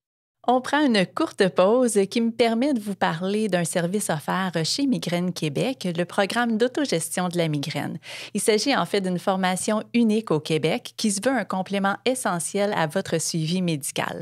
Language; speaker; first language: French; native; French